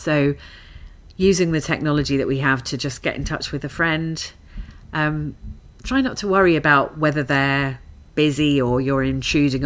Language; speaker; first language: English; native; English